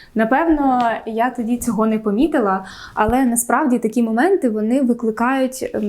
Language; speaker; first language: Ukrainian; non-native, local second language; Russian